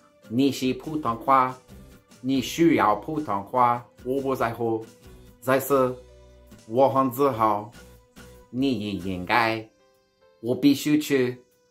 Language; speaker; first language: Chinese; non-native, learner; English